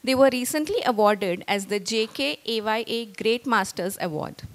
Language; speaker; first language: English; non-native, local second language; Marathi